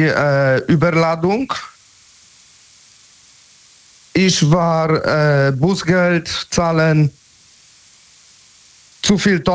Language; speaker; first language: German; non-native, learner; Polish